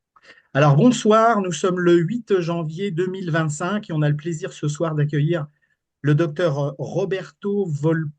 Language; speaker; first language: French; native; French